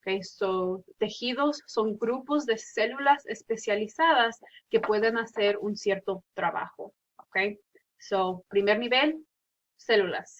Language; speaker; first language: Spanish; early bilingual, heritage; Spanish